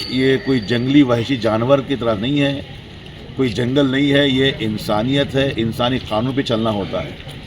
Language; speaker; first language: Urdu; native; Urdu